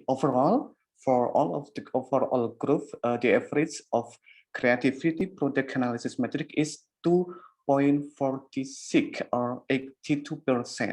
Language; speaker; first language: English; non-native, learner; Indonesian